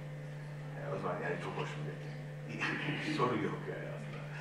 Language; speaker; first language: Turkish; non-native, learner; English